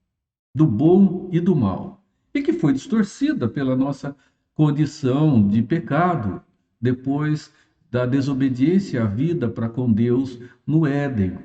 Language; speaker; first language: Portuguese; native; Portuguese